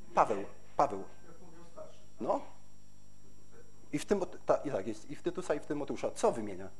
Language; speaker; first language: Polish; native; Polish